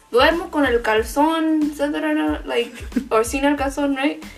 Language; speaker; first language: Spanish; early bilingual, heritage; Spanish